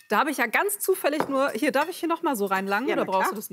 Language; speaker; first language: German; native; German